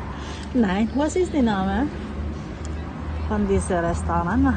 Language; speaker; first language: German; non-native, learner; Filipino